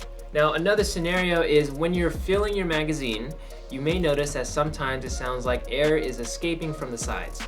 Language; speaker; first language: English; native; English